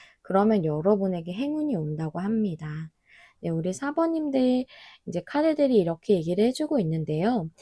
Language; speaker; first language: Korean; native; Korean